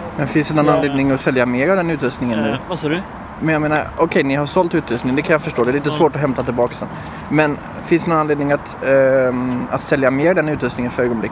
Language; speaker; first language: Swedish; native; Swedish